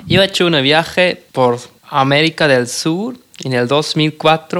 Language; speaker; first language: Spanish; non-native, fluent; German